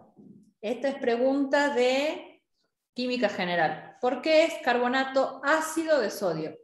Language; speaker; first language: Spanish; native; Spanish